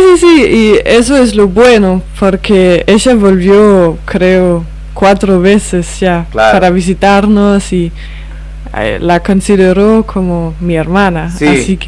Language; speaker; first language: Spanish; non-native, fluent; Danish